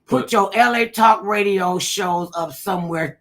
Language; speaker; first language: English; native; English